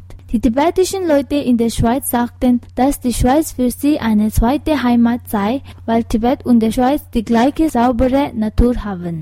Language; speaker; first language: German; non-native, fluent; Tibetan